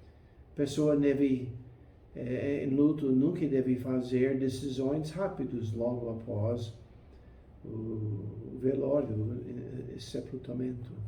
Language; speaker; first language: Portuguese; non-native, fluent; English